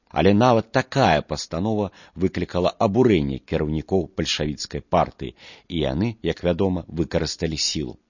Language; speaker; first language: Belarusian; non-native, local second language; Russian